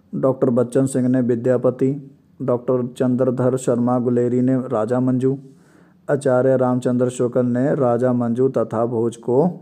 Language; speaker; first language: Hindi; non-native, local second language; Punjabi